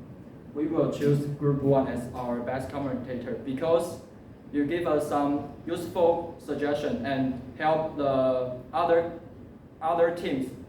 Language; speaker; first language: English; non-native, learner; Chinese